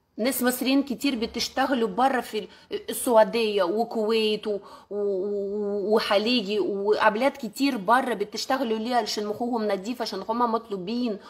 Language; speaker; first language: Arabic; non-native, learner; Russian